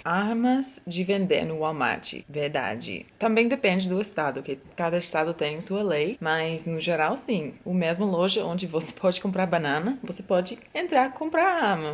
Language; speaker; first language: Portuguese; non-native, fluent; English